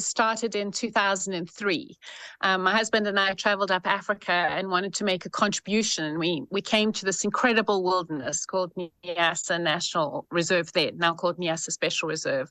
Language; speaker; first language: English; native; English